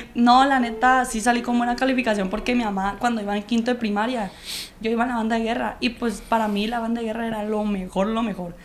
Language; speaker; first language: Spanish; native; Spanish